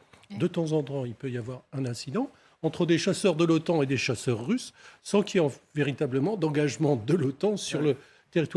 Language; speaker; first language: French; native; French